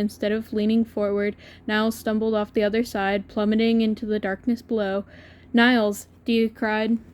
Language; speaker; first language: English; native; English